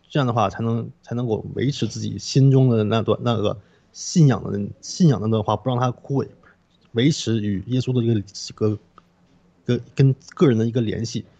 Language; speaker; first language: Chinese; non-native, local second language; Korean